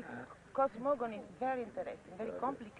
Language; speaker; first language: English; non-native, learner; French